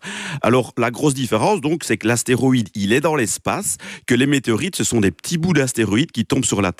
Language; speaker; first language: French; native; French